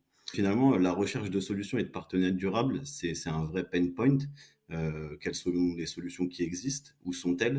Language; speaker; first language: French; native; French